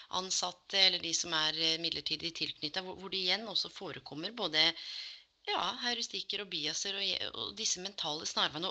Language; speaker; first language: Norwegian; native; Norwegian